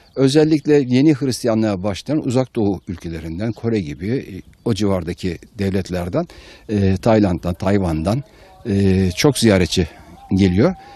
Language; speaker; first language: Turkish; native; Turkish